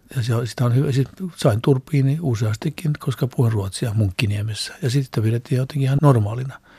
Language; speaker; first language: Finnish; non-native, local second language; Swedish